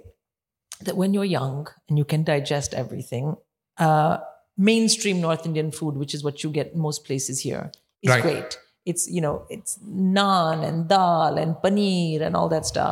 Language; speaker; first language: English; non-native, local second language; Hindi